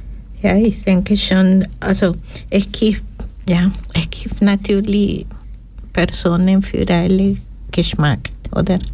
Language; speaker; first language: German; non-native, fluent; Spanish